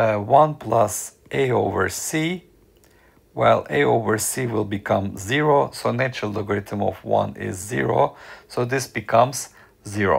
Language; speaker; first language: English; non-native, fluent; Turkish